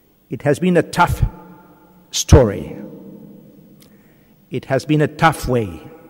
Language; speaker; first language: English; non-native, fluent; Catalan